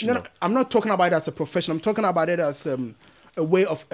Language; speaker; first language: English; non-native, local second language; Akan